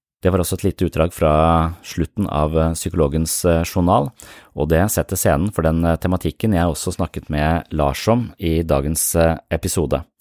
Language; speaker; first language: Norwegian; native; Norwegian